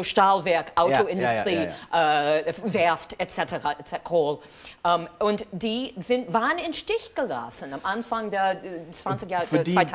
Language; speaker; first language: German; non-native, fluent; English